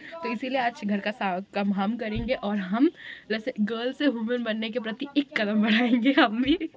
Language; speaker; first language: Hindi; non-native, local second language; Bangla